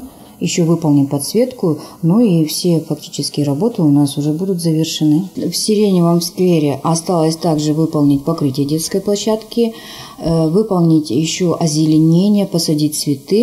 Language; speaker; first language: Russian; native; Russian